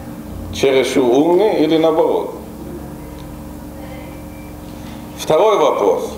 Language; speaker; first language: Russian; non-native, local second language; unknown